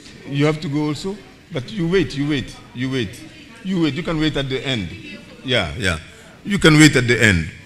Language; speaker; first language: English; non-native, fluent; Bambara